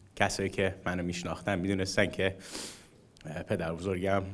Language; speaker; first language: Persian; early bilingual, other home language; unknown